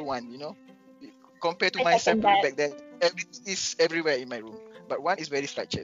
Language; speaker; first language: English; non-native, local second language; Malay